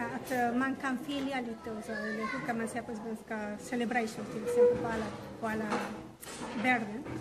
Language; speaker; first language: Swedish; non-native, learner; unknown